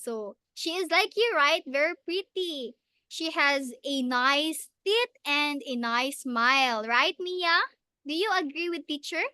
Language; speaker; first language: English; non-native, local second language; Filipino